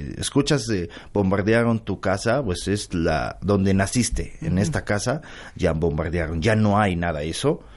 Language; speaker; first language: Spanish; non-native, learner; Arabic